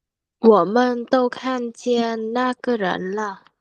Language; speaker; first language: Chinese; non-native, learner; Vietnamese